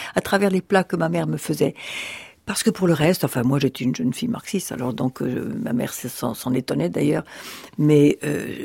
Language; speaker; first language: French; early bilingual, other home language; Russian